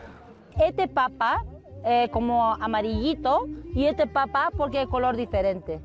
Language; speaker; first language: Spanish; non-native, learner; Korean